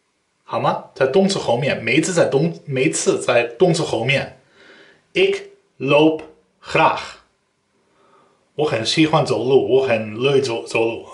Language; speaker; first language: Chinese; non-native, fluent; Dutch